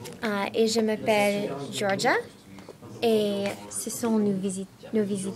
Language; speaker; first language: French; non-native, learner; English